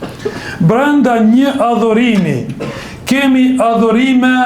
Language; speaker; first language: Albanian; native; Albanian